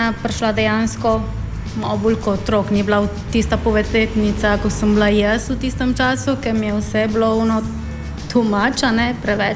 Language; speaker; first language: Slovenian; non-native, fluent; Spanish